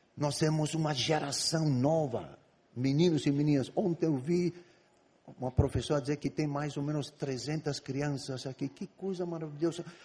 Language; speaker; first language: Portuguese; non-native, fluent; Greek